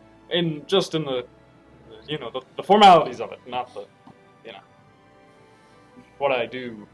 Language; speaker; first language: English; native; English